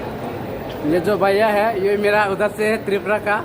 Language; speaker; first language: Hindi; non-native, local second language; Kok Borok